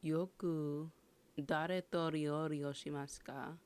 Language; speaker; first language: Japanese; non-native, learner; English